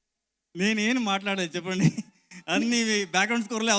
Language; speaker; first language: Telugu; non-native, learner; Kannada